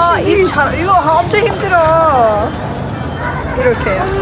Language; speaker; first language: Korean; non-native, learner; Persian